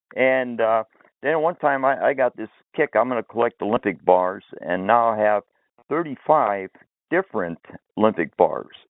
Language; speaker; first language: English; early bilingual, other home language; Finnish